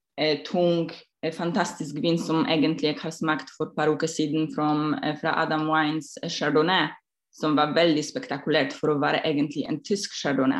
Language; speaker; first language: Norwegian; non-native, fluent; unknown